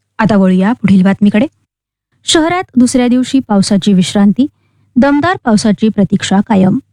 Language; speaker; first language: Marathi; native; Marathi